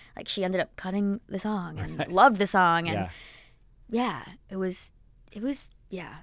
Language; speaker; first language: English; native; English